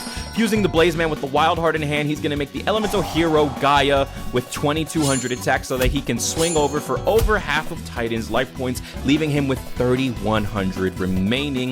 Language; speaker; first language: English; native; English